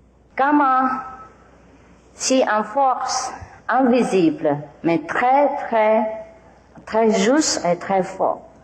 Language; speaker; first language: French; non-native, learner; Vietnamese